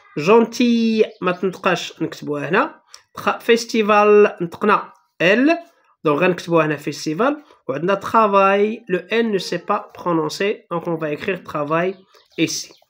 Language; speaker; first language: French; non-native, local second language; Arabic